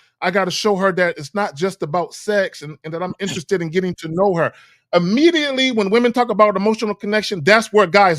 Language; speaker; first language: English; native; English